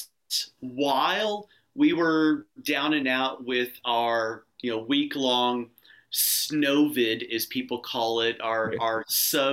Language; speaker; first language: English; native; English